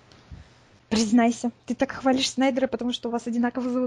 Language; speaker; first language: Russian; native; Russian